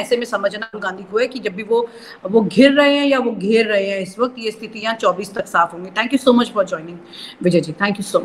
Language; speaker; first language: Hindi; native; Hindi